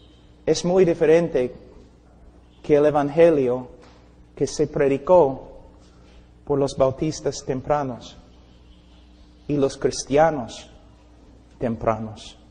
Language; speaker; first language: Spanish; non-native, fluent; English